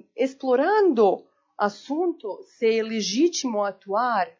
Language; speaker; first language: Portuguese; non-native, fluent; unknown